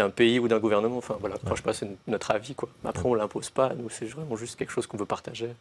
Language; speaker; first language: French; native; French